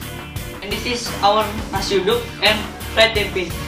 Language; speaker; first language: English; non-native, learner; Indonesian